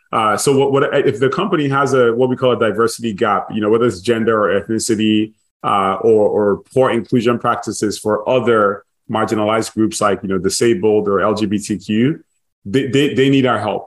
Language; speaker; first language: English; non-native, local second language; Igbo